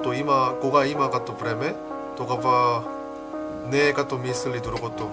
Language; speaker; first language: Bulgarian; non-native, learner; Korean